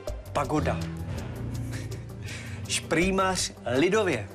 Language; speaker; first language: Czech; native; Czech